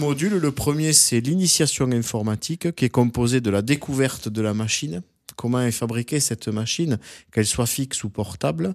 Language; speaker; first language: French; native; French